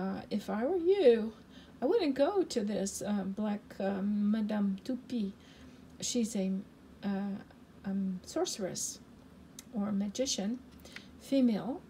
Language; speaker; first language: English; native; English